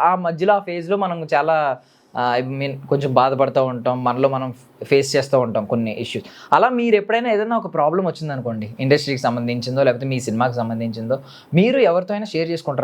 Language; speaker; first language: Telugu; native; Telugu